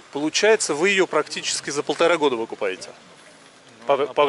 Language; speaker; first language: Russian; native; Russian